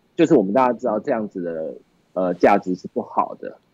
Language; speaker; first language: Chinese; native; Chinese